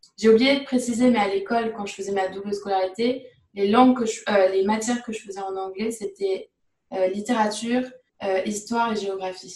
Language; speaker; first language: French; native; French